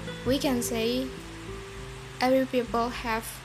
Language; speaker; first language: English; non-native, learner; Indonesian